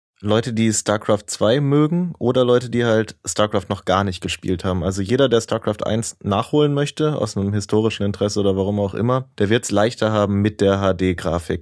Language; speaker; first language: German; native; German